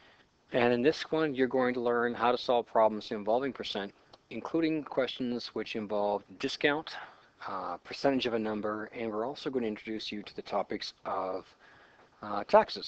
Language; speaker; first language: English; native; English